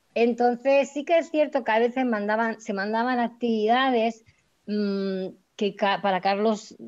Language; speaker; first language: Spanish; native; Spanish